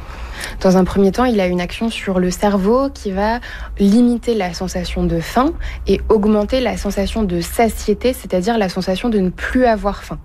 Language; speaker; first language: French; native; French